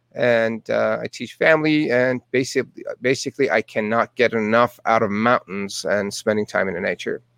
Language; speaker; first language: English; non-native, fluent; Persian